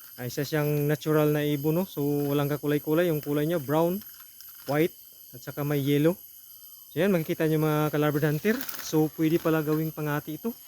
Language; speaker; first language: Filipino; non-native, local second language; Cebuano